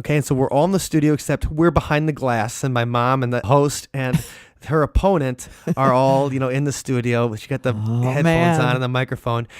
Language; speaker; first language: English; native; English